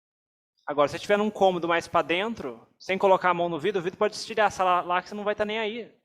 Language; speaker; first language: Portuguese; native; Portuguese